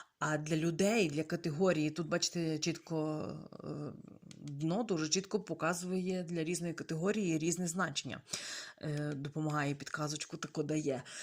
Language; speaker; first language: Ukrainian; native; Ukrainian